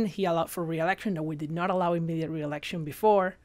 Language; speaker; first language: English; non-native, fluent; Spanish